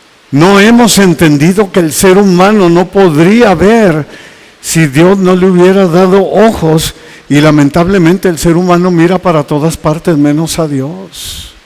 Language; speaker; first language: Spanish; native; Spanish